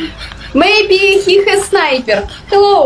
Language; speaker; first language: English; non-native, learner; Russian